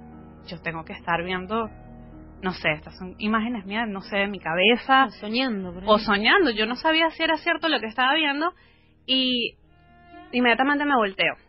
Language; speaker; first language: Spanish; native; Spanish